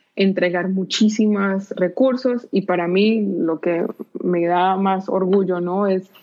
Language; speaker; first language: Spanish; native; Spanish